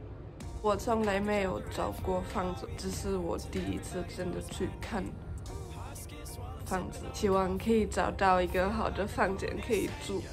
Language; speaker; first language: Chinese; early bilingual, heritage; German